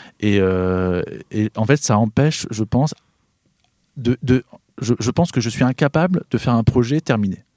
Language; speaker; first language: French; native; French